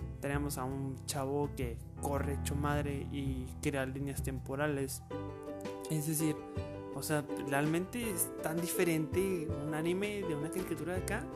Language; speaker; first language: Spanish; native; Spanish